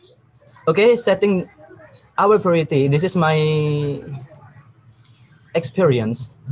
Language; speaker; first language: English; non-native, learner; Indonesian